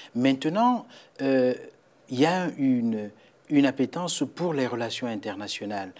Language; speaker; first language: French; native; French